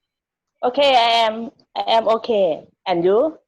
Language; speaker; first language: English; non-native, learner; Thai